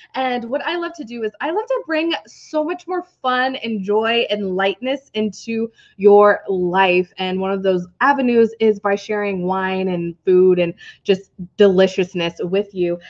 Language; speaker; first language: English; native; English